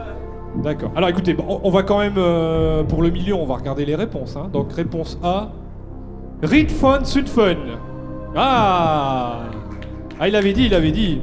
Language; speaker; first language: French; native; French